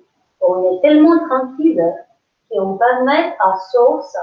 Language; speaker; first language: French; non-native, learner; English